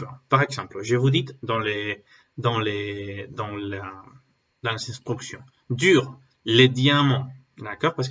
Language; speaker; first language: French; non-native, learner; Spanish